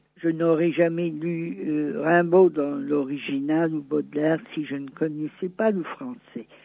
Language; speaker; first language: French; non-native, local second language; Greek